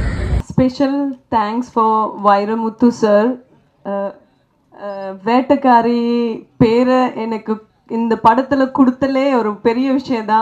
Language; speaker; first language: Tamil; non-native, fluent; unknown